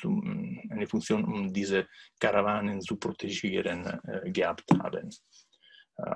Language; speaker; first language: German; non-native, learner; Italian